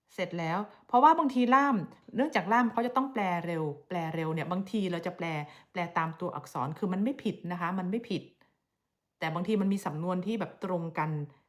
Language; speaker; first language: Thai; native; Thai